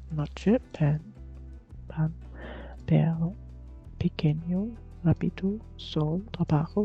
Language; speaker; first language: Spanish; non-native, learner; German